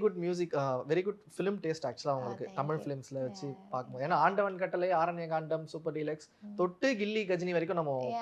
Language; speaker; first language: Tamil; native; Tamil